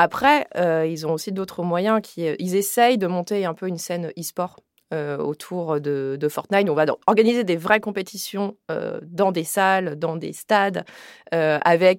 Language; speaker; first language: French; native; French